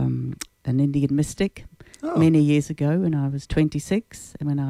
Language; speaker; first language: English; native; English